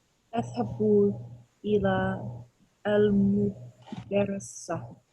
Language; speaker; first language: Arabic; non-native, learner; English